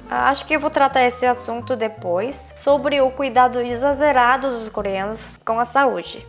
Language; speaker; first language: Portuguese; non-native, fluent; Korean